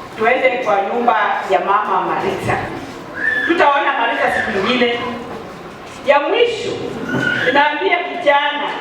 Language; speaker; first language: Swahili; non-native, local second language; Luyia